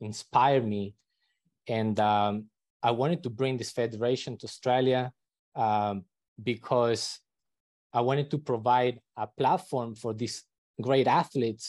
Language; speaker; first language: English; non-native, fluent; Spanish